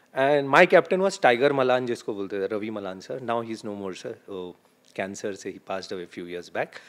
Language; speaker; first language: Hindi; non-native, local second language; Malayalam